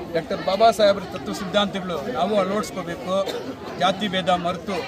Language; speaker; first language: Kannada; native; Kannada